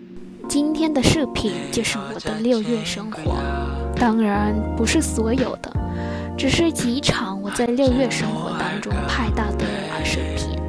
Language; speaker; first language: Chinese; non-native, fluent; Vietnamese